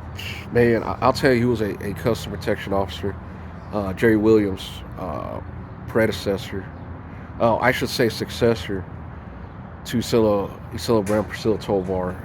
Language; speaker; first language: English; native; English